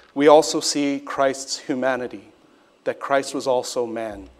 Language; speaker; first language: English; native; English